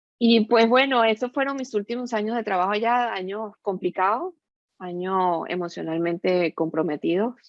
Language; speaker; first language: Spanish; native; Spanish